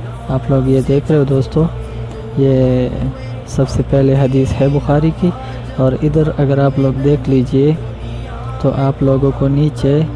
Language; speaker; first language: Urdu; non-native, local second language; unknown